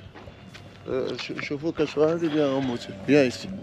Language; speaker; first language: French; non-native, local second language; Arabic